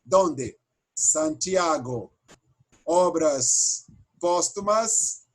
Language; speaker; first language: Spanish; non-native, fluent; Portuguese